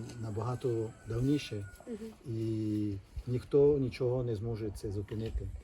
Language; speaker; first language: Ukrainian; non-native, fluent; French